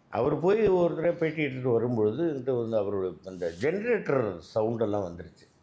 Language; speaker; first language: Tamil; native; Tamil